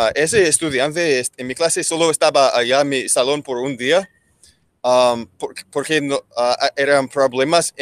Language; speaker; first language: Spanish; non-native, learner; English